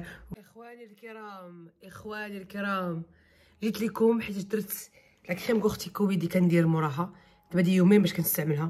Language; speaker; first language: Arabic; native; Arabic